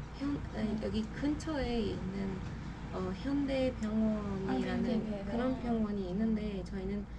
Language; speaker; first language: Korean; non-native, fluent; Persian